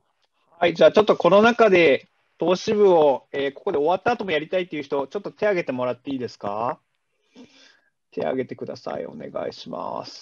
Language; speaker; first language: Japanese; native; Japanese